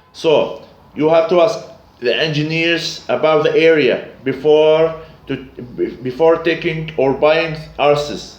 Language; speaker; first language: English; non-native, learner; Arabic